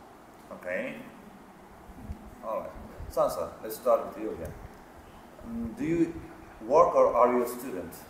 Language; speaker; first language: English; non-native, fluent; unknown